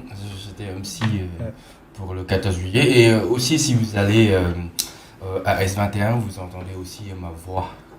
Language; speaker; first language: French; non-native, fluent; Khmer